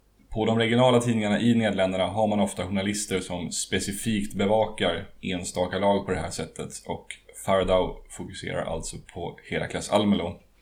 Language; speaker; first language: Swedish; native; Swedish